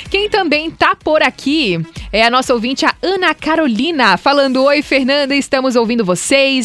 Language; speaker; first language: Portuguese; native; Portuguese